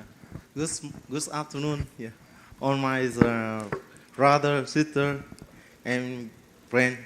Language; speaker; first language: English; non-native, learner; Vietnamese